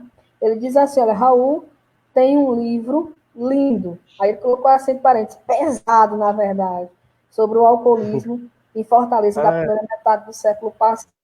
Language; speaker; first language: Portuguese; native; Portuguese